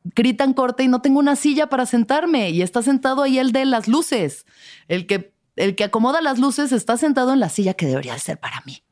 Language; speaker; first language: Spanish; native; Spanish